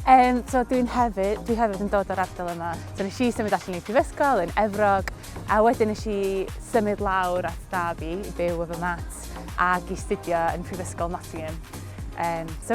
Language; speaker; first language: Welsh; native; Welsh